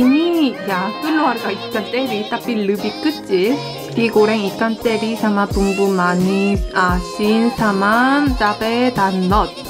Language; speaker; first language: Indonesian; non-native, fluent; Korean